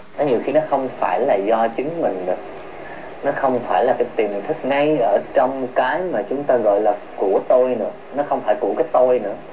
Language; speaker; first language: Vietnamese; early bilingual, heritage; Vietnamese